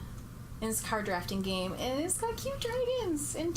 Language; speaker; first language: English; native; English